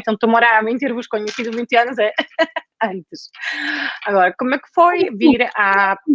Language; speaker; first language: Portuguese; non-native, fluent; Polish